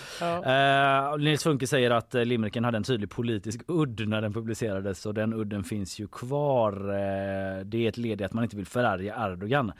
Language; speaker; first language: Swedish; native; Swedish